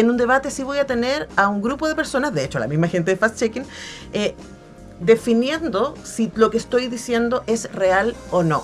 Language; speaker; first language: Spanish; native; Spanish